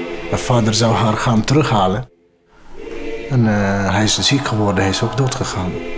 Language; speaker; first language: Dutch; non-native, fluent; Amharic